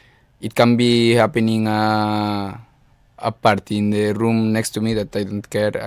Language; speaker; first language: English; non-native, fluent; Spanish